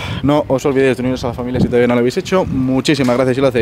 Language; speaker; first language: Spanish; native; Spanish